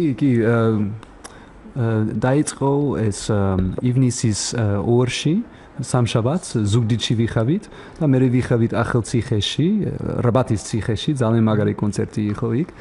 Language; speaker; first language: Georgian; non-native, learner; English